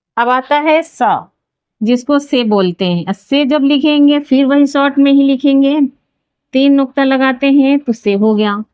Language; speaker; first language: Hindi; native; Hindi